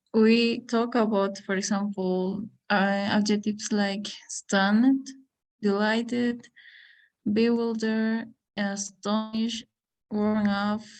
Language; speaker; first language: English; non-native, learner; Spanish